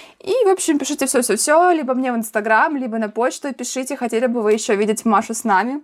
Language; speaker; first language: Russian; native; Russian